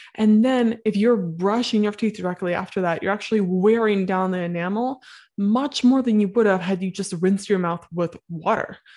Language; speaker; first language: English; native; English